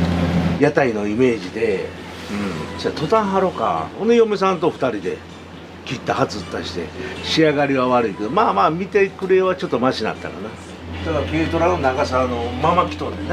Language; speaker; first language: Japanese; native; Japanese